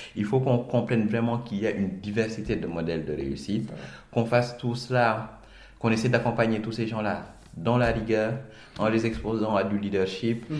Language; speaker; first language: French; non-native, local second language; Wolof